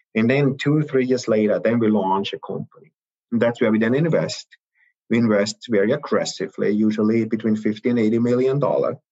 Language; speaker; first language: English; non-native, fluent; German